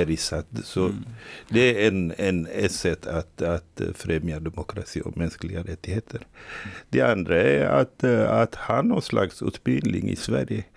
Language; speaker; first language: Swedish; non-native, fluent; Tigrinya